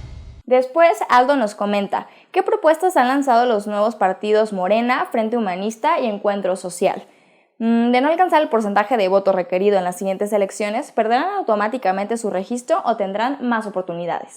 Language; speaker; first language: Spanish; native; Spanish